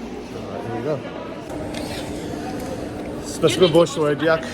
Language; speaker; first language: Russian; non-native, learner; English